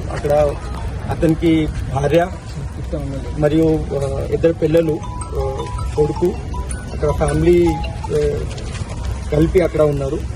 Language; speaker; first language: Telugu; non-native, learner; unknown